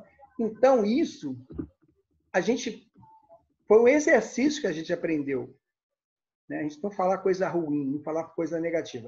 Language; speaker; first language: Portuguese; native; Portuguese